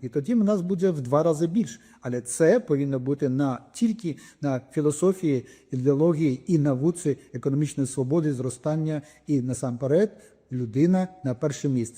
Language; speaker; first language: Ukrainian; early bilingual, heritage; Ukrainian